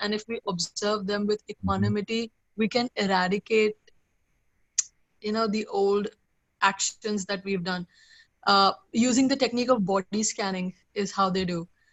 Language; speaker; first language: English; non-native, local second language; Hindi